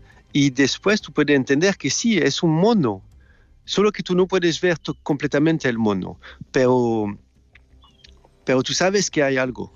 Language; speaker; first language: Spanish; non-native, learner; French